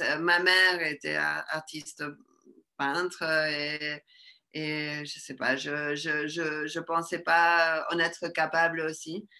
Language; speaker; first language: French; early bilingual, other home language; Spanish